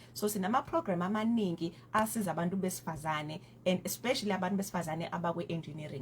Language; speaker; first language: Zulu; native; Zulu